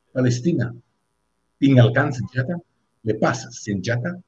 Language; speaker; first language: Indonesian; non-native, fluent; Hebrew